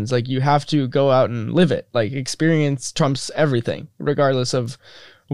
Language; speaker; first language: English; native; English